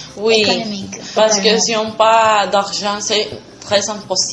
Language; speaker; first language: French; non-native, learner; Spanish